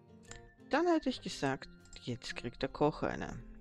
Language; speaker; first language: German; native; German